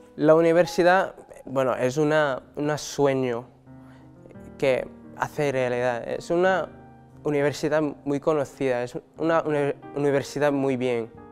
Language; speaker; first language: Spanish; non-native, learner; Cebuano